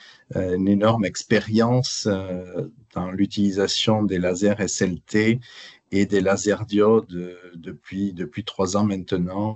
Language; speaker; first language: French; native; French